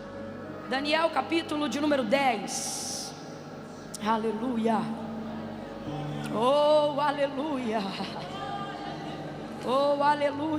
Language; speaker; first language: Portuguese; native; Portuguese